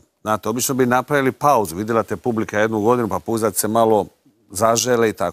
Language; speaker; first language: Croatian; native; Croatian